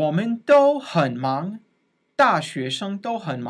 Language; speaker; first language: Chinese; non-native, fluent; English